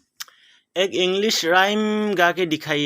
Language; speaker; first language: Hindi; non-native, local second language; Assamese